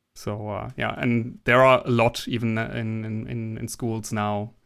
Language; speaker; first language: English; non-native, fluent; German